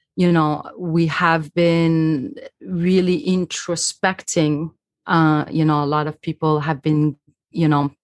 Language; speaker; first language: English; non-native, fluent; French